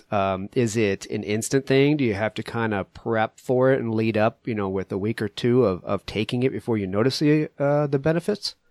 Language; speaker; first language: English; native; English